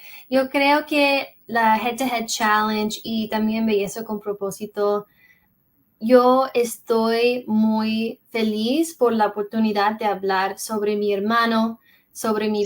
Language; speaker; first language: Spanish; early bilingual, heritage; English